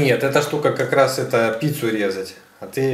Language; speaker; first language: Russian; native; Russian